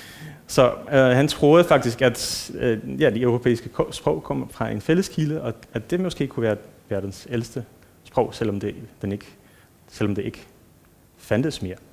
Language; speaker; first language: Danish; non-native, fluent; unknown